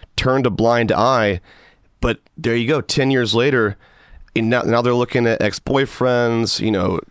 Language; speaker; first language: English; native; English